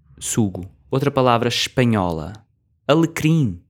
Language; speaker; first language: Portuguese; native; Portuguese